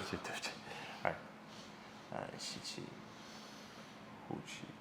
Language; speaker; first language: Chinese; non-native, fluent; English